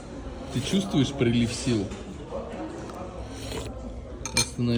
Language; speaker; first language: Russian; native; Russian